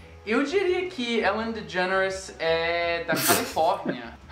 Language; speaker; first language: Portuguese; non-native, fluent; English